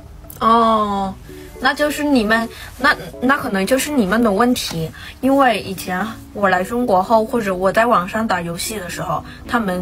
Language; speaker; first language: Chinese; non-native, fluent; Vietnamese